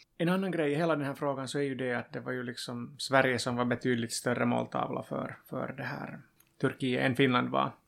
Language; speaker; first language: Swedish; non-native, local second language; Finnish